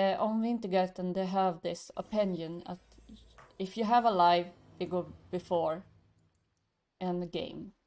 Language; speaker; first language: English; non-native, learner; Swedish